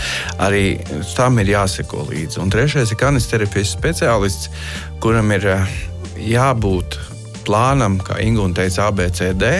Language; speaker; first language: Latvian; native; Latvian